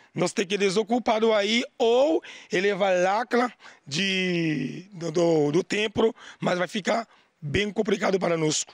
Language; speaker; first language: Portuguese; non-native, learner; Haitian Creole